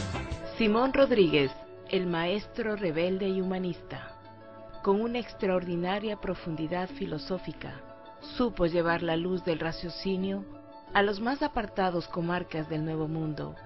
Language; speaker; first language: Spanish; native; Spanish